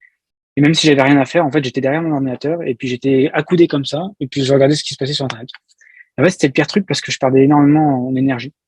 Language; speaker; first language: French; native; French